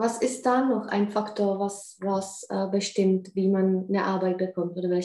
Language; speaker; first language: German; non-native, fluent; Czech